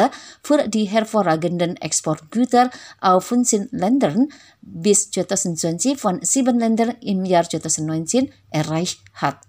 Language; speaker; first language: German; non-native, fluent; Indonesian